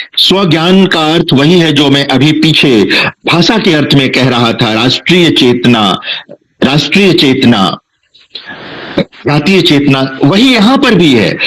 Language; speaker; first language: Hindi; non-native, local second language; Bhojpuri